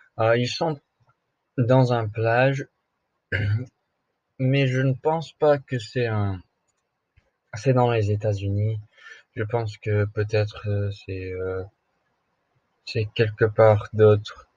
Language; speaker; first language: French; non-native, learner; English